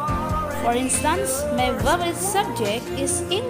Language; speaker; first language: English; non-native, fluent; Indonesian